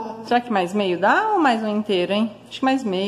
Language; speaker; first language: Portuguese; native; Portuguese